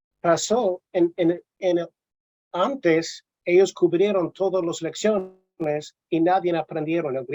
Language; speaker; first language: Spanish; non-native, learner; English